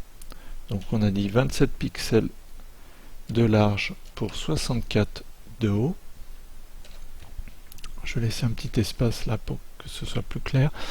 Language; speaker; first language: French; native; French